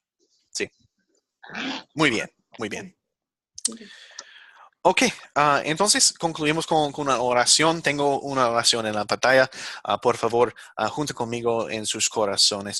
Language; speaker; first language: Spanish; non-native, fluent; English